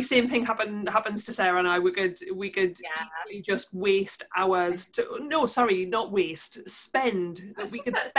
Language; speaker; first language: English; native; English